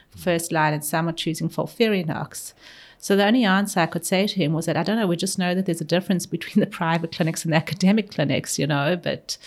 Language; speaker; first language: English; native; English